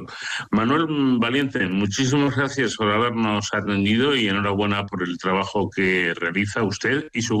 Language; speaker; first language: Spanish; native; Spanish